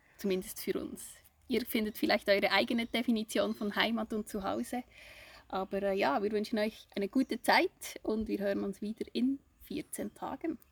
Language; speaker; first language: German; native; German